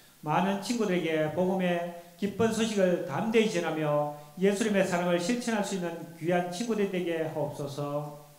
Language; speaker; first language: Korean; native; Korean